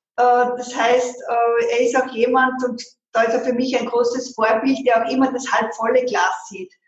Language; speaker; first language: German; native; German